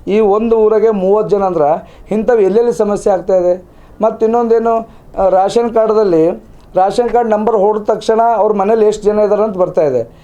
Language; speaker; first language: Kannada; native; Kannada